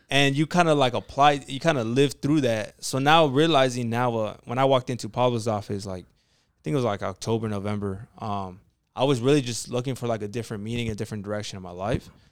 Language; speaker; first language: English; early bilingual, other home language; Spanish